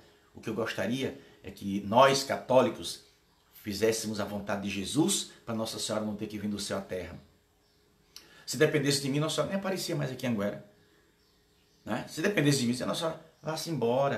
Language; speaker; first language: Portuguese; native; Portuguese